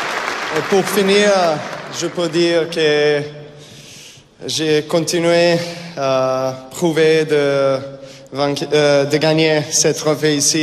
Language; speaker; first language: French; non-native, learner; Serbian